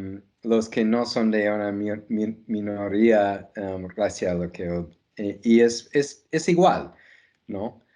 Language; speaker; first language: Spanish; non-native, fluent; English